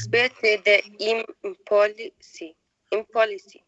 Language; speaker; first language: English; non-native, learner; Arabic